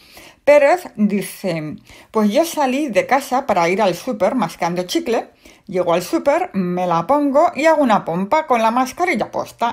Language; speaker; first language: Spanish; native; Spanish